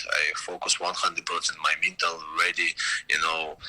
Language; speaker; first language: English; non-native, learner; Russian